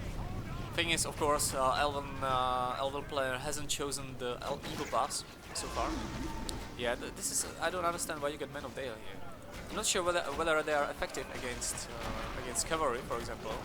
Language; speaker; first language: English; non-native, fluent; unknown